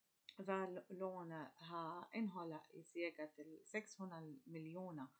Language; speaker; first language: Danish; non-native, learner; Arabic